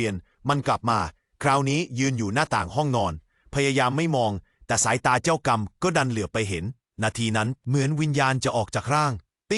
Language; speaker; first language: Thai; native; Thai